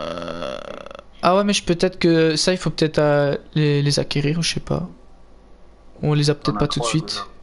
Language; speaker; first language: French; native; French